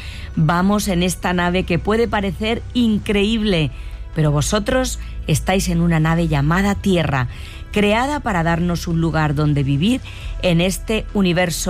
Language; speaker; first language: Spanish; native; Spanish